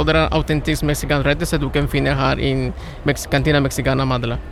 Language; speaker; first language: Norwegian; non-native, learner; Spanish